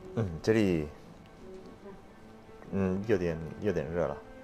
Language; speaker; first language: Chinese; non-native, fluent; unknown